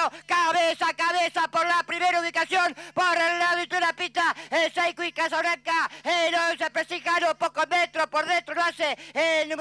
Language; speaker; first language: Spanish; native; Spanish